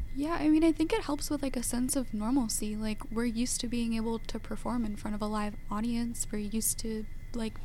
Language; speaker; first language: English; native; English